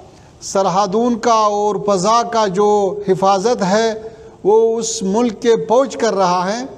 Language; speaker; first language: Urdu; non-native, fluent; Pashto